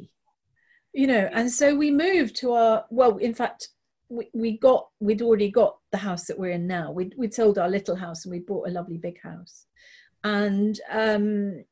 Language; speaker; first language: English; native; English